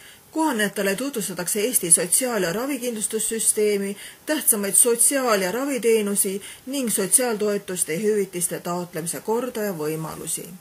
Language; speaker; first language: Estonian; native; Estonian